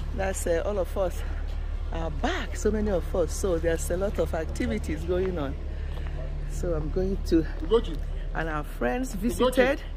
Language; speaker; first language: English; non-native, local second language; Igbo